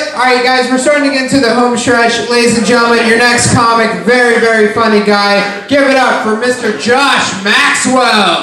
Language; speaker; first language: English; native; English